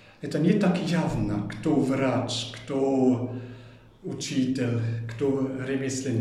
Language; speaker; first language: Russian; non-native, fluent; German